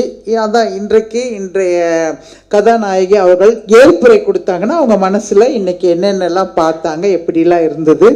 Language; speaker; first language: Tamil; native; Tamil